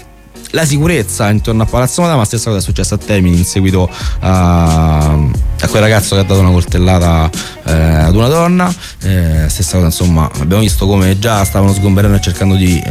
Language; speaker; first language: Italian; native; Italian